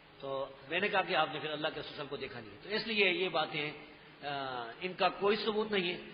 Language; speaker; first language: Urdu; non-native, local second language; Pashto